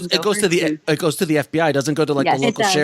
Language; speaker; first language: English; native; English